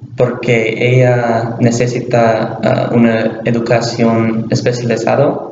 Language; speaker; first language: Spanish; non-native, learner; English